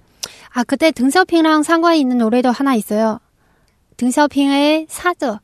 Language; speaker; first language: Korean; non-native, learner; Chinese